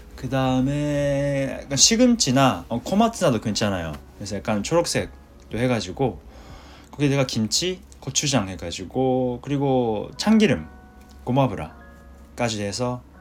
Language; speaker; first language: Korean; non-native, fluent; Japanese